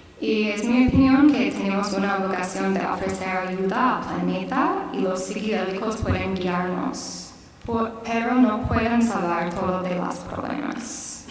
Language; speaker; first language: Spanish; non-native, fluent; English